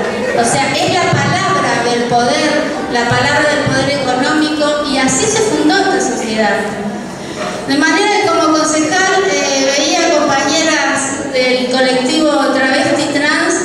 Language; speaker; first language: Spanish; native; Spanish